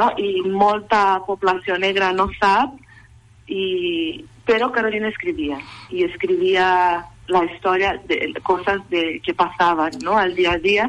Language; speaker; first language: Catalan; non-native, fluent; Portuguese